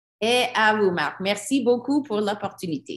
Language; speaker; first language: French; non-native, learner; English